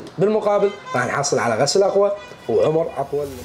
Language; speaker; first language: Arabic; native; Arabic